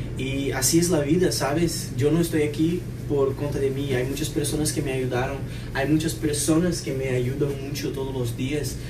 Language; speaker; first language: Spanish; non-native, fluent; Portuguese